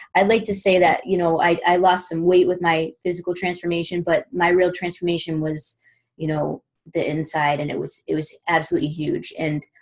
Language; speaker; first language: English; native; English